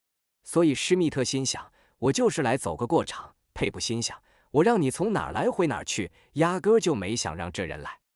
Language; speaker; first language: Chinese; native; Chinese